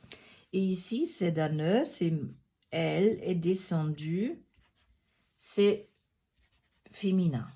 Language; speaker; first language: French; non-native, fluent; German